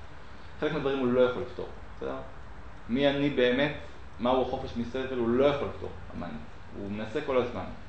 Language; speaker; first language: Hebrew; native; Hebrew